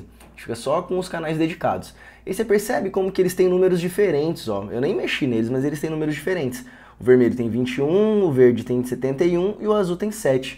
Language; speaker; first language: Portuguese; native; Portuguese